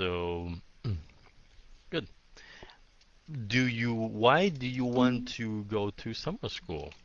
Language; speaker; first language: English; early bilingual, heritage; Vietnamese